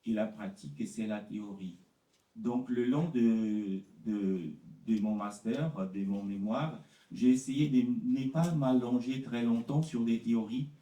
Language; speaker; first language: French; non-native, fluent; Portuguese